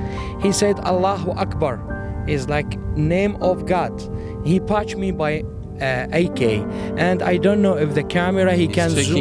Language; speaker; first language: English; non-native, learner; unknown